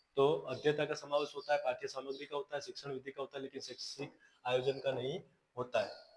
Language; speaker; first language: Hindi; non-native, local second language; Gujarati